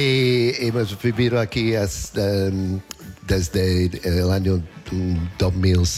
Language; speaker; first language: Spanish; non-native, learner; English